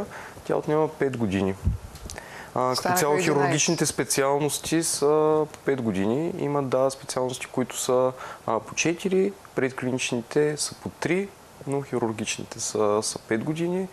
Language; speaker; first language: Bulgarian; native; Bulgarian